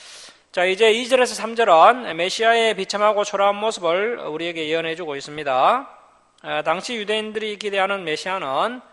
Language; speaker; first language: Korean; native; Korean